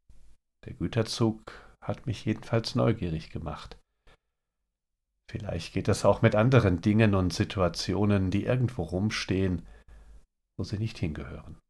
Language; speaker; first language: German; native; German